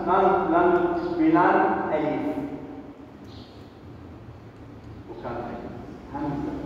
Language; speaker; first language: Indonesian; non-native, learner; Arabic